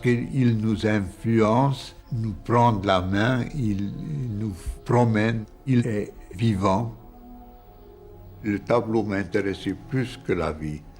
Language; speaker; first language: French; non-native, fluent; Hungarian